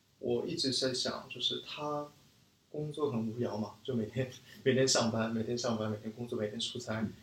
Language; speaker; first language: Chinese; early bilingual, other home language; Korean